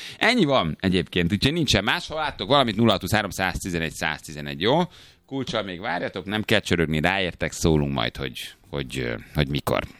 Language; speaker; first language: Hungarian; native; Hungarian